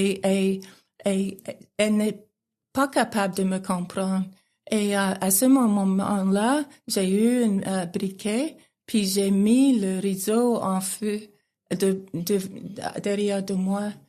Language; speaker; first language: French; non-native, local second language; English